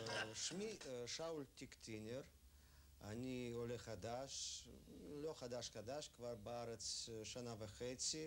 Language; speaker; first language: Hebrew; non-native, learner; Russian